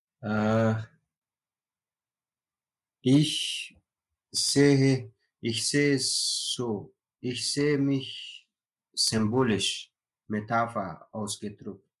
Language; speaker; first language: German; non-native, learner; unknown